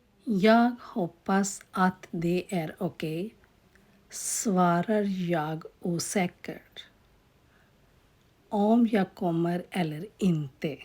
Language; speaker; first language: Swedish; non-native, fluent; Urdu